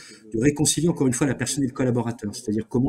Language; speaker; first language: French; native; French